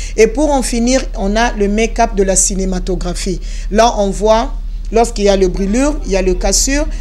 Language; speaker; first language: French; non-native, local second language; Lingala